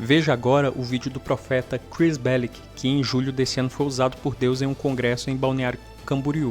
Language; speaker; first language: Portuguese; native; Portuguese